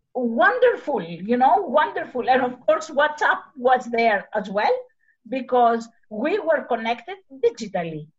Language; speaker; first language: English; non-native, fluent; Greek